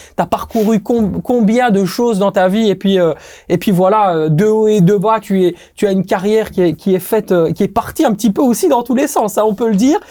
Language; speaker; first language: French; native; French